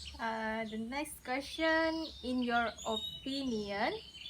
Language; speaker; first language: English; non-native, learner; Malay